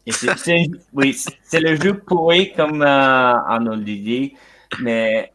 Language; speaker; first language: French; non-native, learner; English